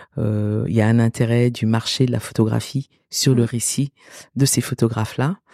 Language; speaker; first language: French; early bilingual, other home language; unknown